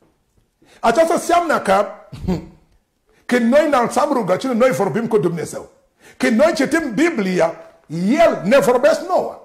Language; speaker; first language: Romanian; non-native, learner; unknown